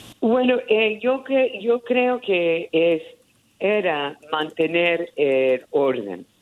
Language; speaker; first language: Spanish; early bilingual, heritage; Spanish